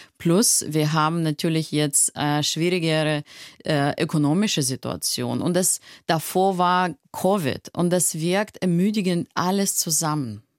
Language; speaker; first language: German; non-native, fluent; Russian